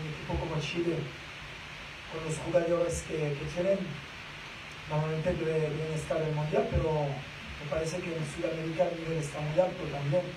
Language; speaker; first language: Spanish; non-native, fluent; French